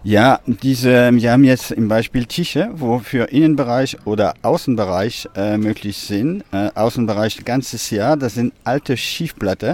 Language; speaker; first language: German; non-native, fluent; French